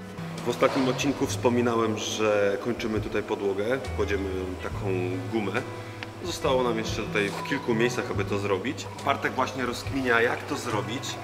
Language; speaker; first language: Polish; native; Polish